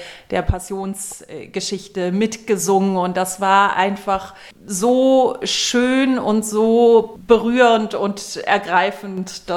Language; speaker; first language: German; native; German